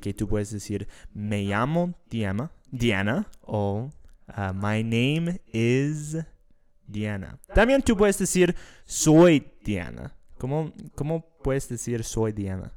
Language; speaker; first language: Spanish; non-native, fluent; English